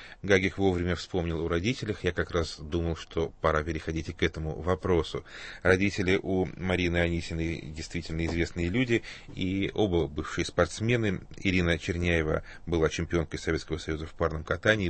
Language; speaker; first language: Russian; native; Russian